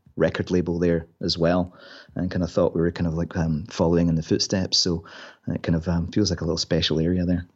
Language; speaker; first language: English; native; English